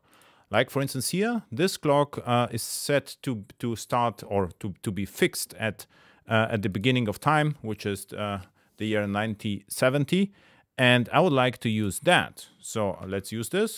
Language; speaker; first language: English; non-native, fluent; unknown